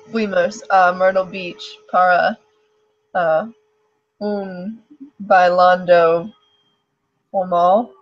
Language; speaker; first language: Spanish; non-native, learner; English